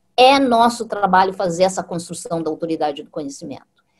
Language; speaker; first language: Portuguese; native; Portuguese